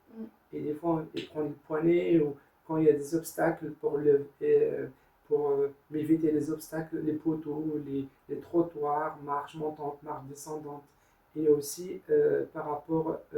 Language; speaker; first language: French; non-native, learner; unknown